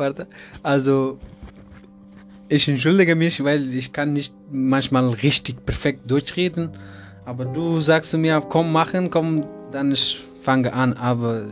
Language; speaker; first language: German; non-native, learner; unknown